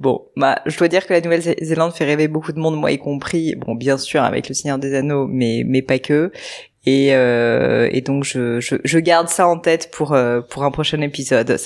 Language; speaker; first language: French; native; French